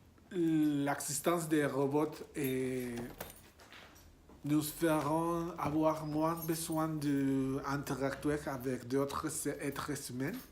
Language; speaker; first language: French; non-native, learner; Spanish